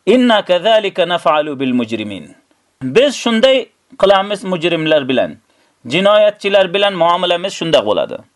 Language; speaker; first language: Uzbek; native; Uzbek